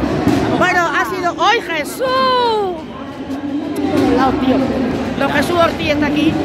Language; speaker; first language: Spanish; native; Spanish